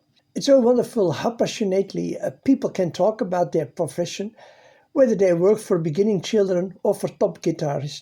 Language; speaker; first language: English; non-native, fluent; Dutch